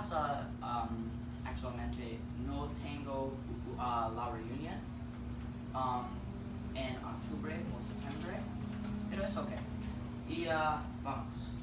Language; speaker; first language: Spanish; non-native, learner; English